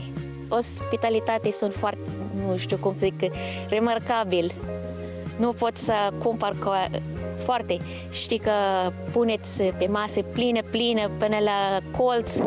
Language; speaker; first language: Romanian; non-native, fluent; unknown